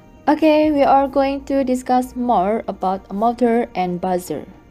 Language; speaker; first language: English; non-native, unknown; Indonesian